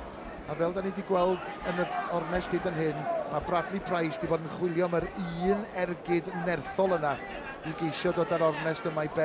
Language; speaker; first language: Welsh; native; Welsh